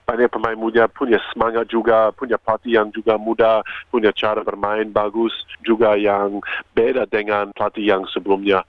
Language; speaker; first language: Indonesian; non-native, fluent; Croatian